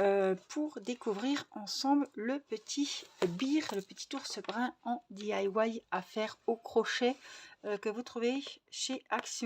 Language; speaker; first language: French; native; French